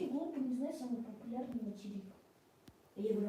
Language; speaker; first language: Russian; non-native, local second language; Chechen